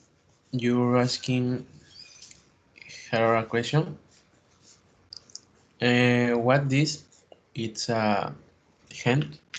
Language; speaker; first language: English; non-native, learner; Spanish